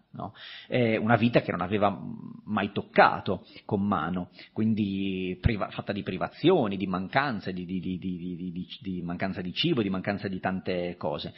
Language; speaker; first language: Italian; native; Italian